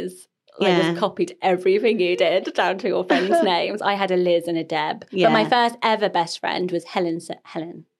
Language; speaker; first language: English; native; English